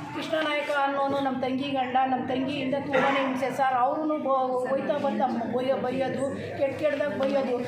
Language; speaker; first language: Kannada; native; Kannada